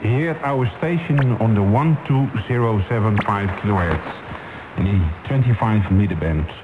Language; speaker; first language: English; non-native, fluent; Dutch